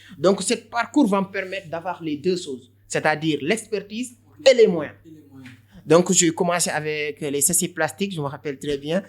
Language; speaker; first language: French; non-native, local second language; Wolof